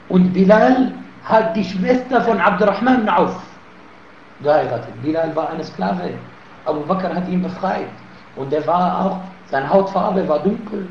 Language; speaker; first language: German; non-native, fluent; Arabic